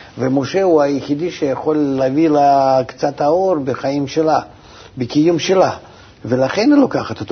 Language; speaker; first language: Hebrew; non-native, fluent; Russian